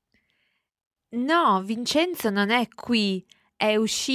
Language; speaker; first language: Italian; native; Italian